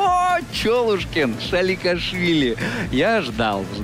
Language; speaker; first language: Russian; native; Russian